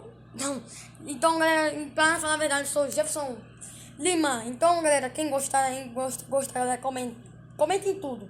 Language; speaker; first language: Portuguese; native; Portuguese